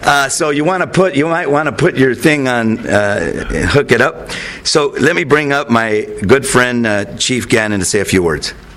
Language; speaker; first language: English; native; English